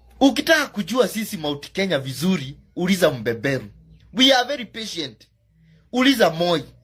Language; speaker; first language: Swahili; non-native, local second language; Kikuyu